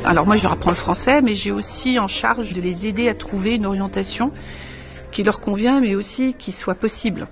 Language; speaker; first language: French; native; French